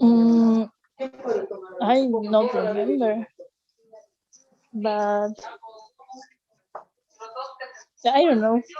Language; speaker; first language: English; non-native, learner; Spanish